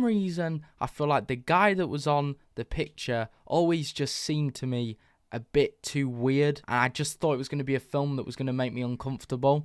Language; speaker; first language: English; native; English